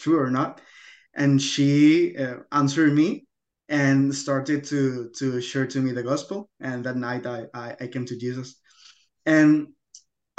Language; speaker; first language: English; non-native, fluent; Spanish